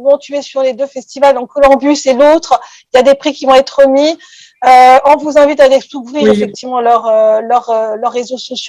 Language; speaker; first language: French; native; French